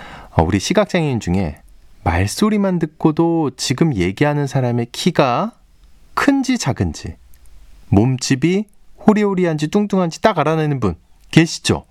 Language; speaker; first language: Korean; native; Korean